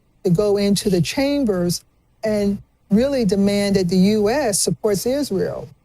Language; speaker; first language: English; native; English